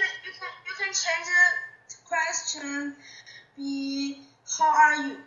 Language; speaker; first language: English; non-native, learner; Chinese